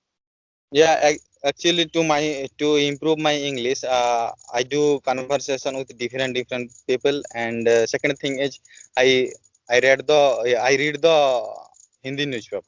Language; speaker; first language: English; non-native, learner; Odia